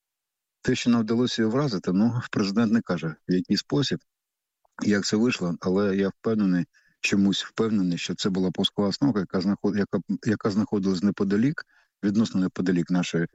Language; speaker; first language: Ukrainian; native; Ukrainian